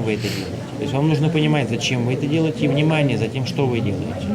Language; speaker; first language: Russian; native; Russian